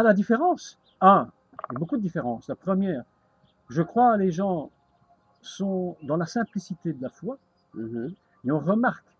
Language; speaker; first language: French; native; French